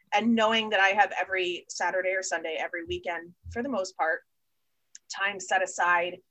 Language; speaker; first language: English; native; English